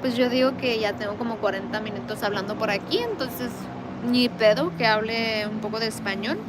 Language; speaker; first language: Spanish; early bilingual, heritage; Spanish